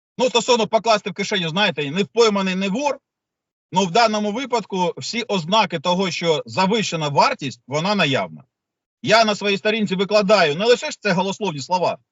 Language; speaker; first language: Ukrainian; native; Ukrainian